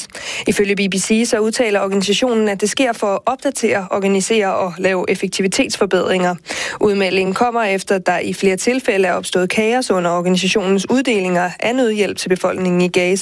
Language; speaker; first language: Danish; native; Danish